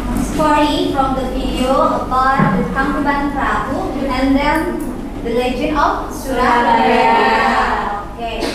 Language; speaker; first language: English; non-native, learner; Indonesian